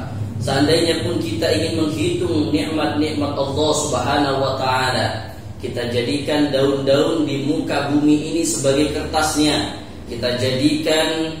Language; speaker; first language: Indonesian; native; Indonesian